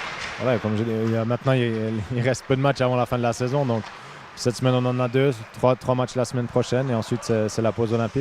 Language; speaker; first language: French; native; French